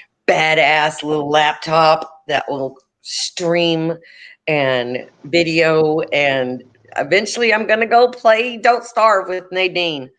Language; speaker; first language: English; native; English